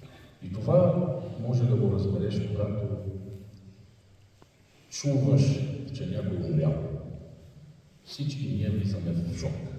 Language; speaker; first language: Bulgarian; non-native, fluent; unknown